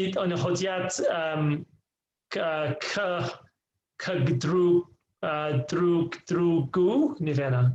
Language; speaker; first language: Russian; non-native, learner; English